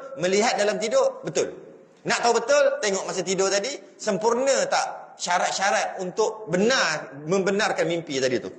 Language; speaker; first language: Malay; native; Malay